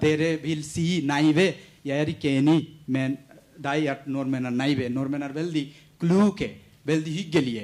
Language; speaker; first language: Norwegian; non-native, learner; Bangla